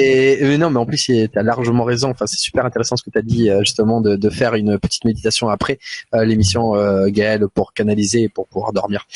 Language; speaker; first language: French; native; French